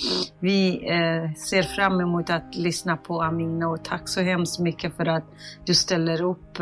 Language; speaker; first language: Swedish; non-native, fluent; Central Kurdish